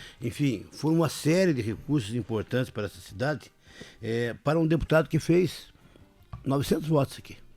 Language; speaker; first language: Portuguese; native; Portuguese